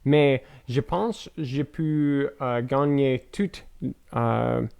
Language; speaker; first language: French; non-native, learner; English